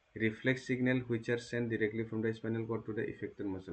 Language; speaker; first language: English; non-native, local second language; Assamese